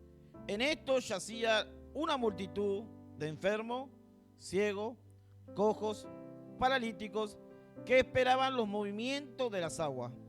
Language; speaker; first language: Spanish; native; Spanish